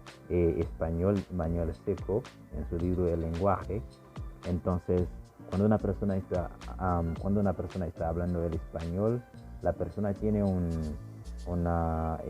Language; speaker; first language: Spanish; non-native, fluent; Haitian Creole